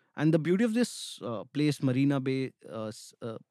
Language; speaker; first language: English; non-native, local second language; Hindi